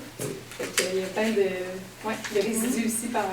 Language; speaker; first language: French; native; French